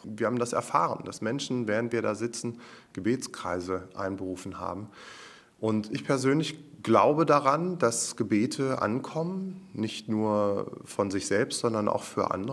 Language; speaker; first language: German; native; German